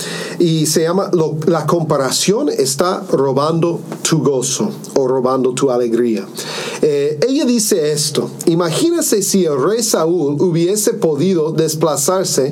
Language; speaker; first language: Spanish; non-native, fluent; English